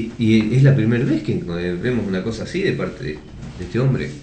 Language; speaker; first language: Spanish; native; Spanish